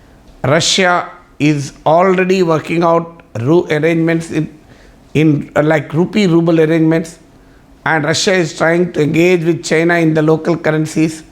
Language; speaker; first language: English; non-native, local second language; Telugu